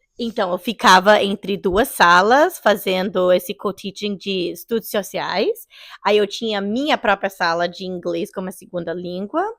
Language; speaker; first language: Portuguese; early bilingual, heritage; English